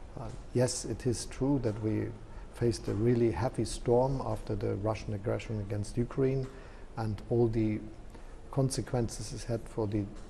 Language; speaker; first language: English; non-native, fluent; German